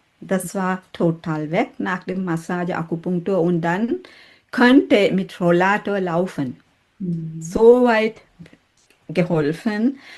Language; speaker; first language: German; non-native, fluent; Sinhala